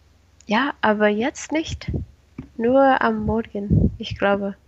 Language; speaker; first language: German; non-native, learner; Spanish